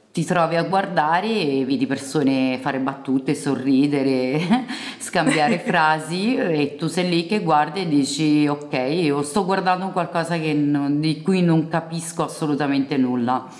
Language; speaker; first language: Italian; early bilingual, other home language; Serbian